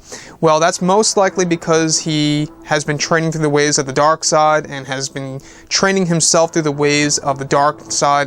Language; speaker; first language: English; native; English